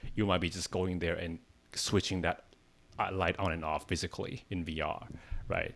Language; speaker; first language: English; non-native, fluent; Chinese